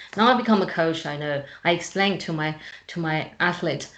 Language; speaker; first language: English; non-native, fluent; Chinese